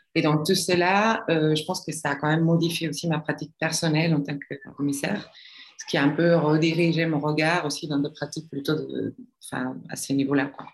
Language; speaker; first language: French; non-native, fluent; Spanish